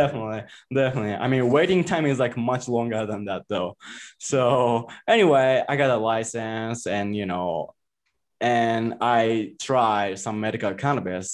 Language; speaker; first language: English; non-native, fluent; Japanese